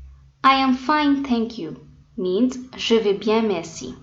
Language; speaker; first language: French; non-native, fluent; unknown